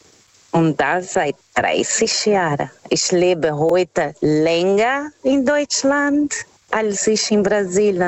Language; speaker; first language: German; non-native, fluent; Portuguese